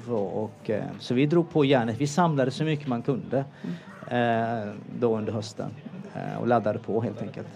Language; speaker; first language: Swedish; native; Swedish